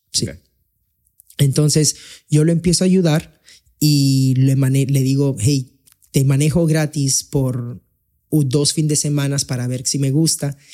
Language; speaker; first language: Spanish; early bilingual, heritage; Spanish